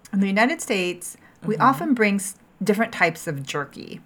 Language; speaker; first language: English; early bilingual, other home language; Japanese